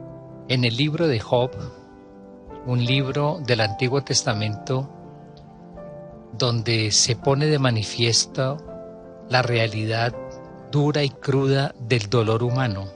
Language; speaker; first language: Spanish; native; Spanish